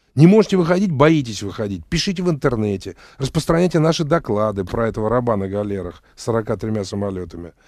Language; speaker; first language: Russian; native; Russian